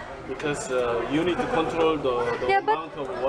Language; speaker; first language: English; non-native, learner; Korean